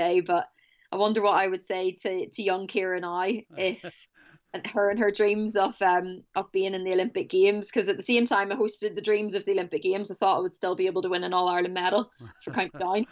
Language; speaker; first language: English; native; English